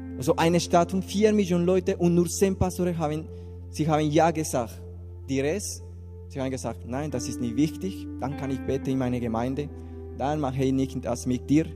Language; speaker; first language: German; non-native, learner; Spanish